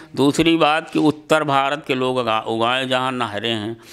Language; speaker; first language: Hindi; native; Hindi